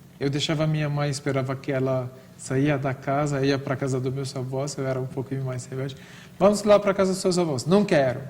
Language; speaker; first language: Portuguese; non-native, fluent; Arabic